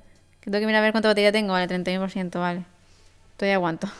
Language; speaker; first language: Spanish; native; Spanish